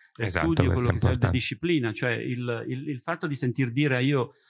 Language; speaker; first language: Italian; native; Italian